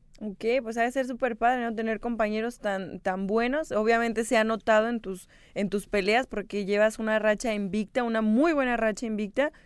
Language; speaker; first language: Spanish; native; Spanish